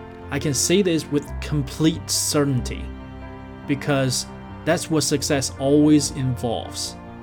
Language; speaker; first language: English; non-native, fluent; Chinese